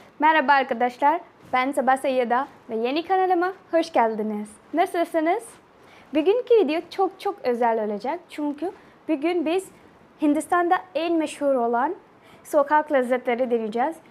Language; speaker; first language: Turkish; non-native, learner; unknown